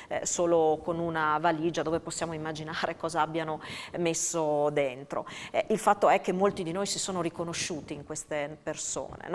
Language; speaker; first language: Italian; native; Italian